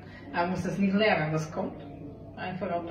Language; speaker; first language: German; non-native, learner; Slovak